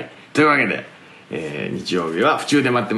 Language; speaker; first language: Japanese; native; Japanese